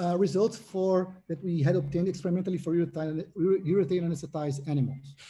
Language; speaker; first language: English; non-native, fluent; Portuguese